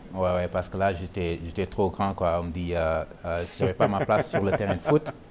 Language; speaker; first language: French; non-native, local second language; Wolof